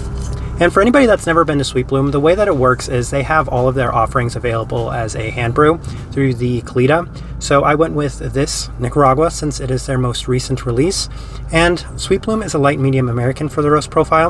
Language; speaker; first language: English; native; English